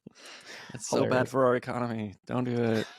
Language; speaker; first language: English; native; English